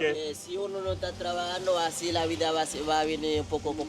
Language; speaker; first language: Spanish; non-native, learner; Haitian Creole